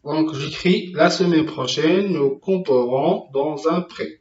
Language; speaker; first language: French; non-native, local second language; Arabic